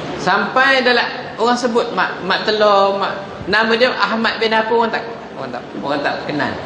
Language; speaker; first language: Malay; non-native, local second language; Javanese